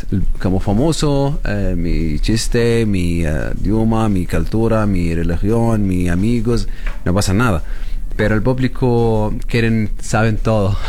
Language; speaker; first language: Spanish; non-native, learner; Arabic